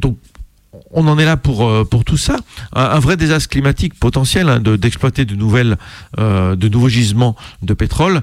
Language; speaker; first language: French; native; French